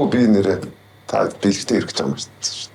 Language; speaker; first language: Mongolian; native; Mongolian